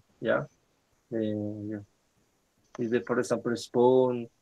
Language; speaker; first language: English; non-native, learner; Spanish